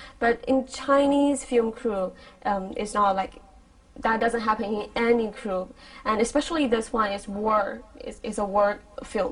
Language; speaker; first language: English; non-native, fluent; Chinese